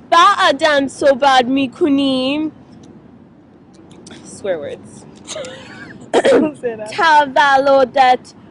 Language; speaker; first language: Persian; non-native, learner; English